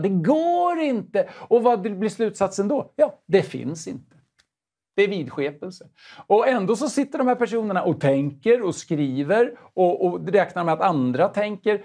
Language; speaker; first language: Swedish; native; Swedish